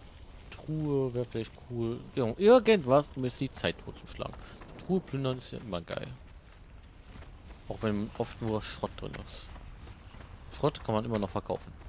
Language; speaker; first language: German; native; German